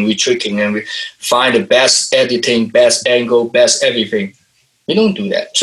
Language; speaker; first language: English; non-native, local second language; Cantonese